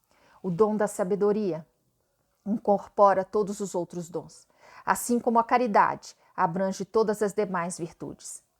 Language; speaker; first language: Portuguese; native; Portuguese